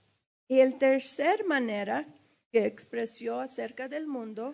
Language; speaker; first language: Spanish; early bilingual, heritage; English